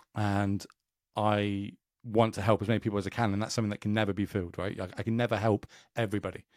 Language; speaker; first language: English; native; English